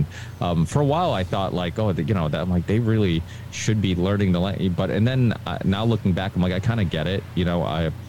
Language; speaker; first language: English; early bilingual, other home language; Portuguese